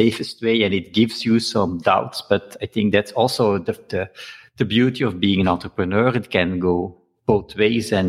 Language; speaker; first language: English; non-native, fluent; Dutch